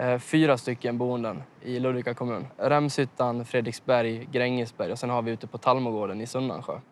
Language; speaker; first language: Swedish; native; Swedish